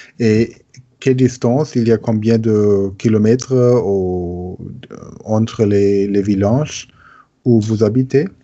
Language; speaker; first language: French; non-native, learner; German